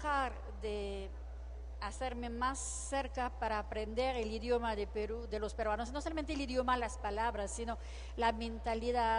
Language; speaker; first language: Spanish; non-native, fluent; French